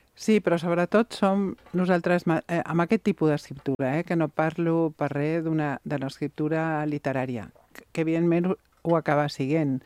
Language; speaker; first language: Catalan; non-native, local second language; Spanish